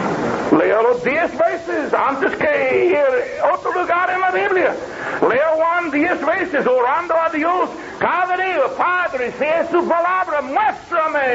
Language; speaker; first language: Spanish; non-native, learner; English